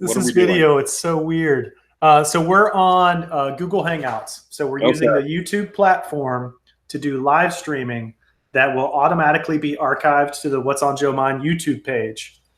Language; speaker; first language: English; native; English